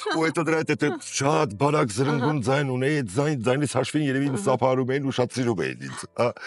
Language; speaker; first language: Armenian; native; Armenian